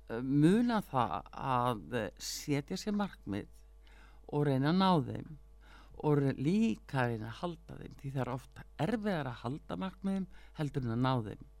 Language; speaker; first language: Icelandic; early bilingual, heritage; Icelandic